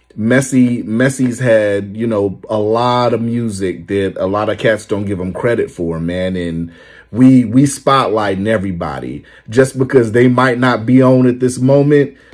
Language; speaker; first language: English; native; English